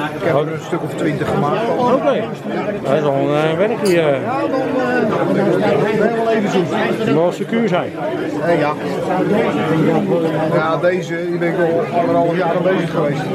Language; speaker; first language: Dutch; native; Dutch